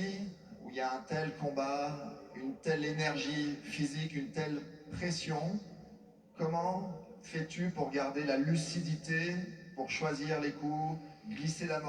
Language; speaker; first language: French; native; French